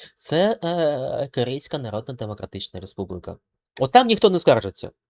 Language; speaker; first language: Ukrainian; non-native, local second language; Russian